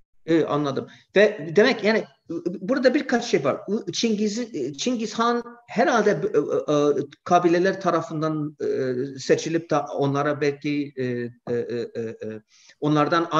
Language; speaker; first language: Turkish; non-native, fluent; English